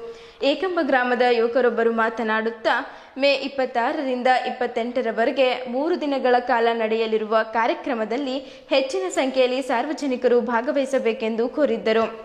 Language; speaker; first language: Kannada; native; Kannada